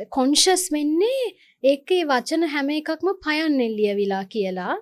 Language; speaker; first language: Sinhala; non-native, local second language; Tamil